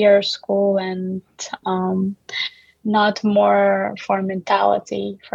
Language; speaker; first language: English; non-native, fluent; Uzbek